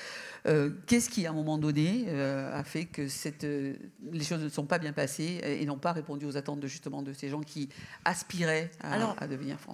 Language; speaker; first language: French; native; French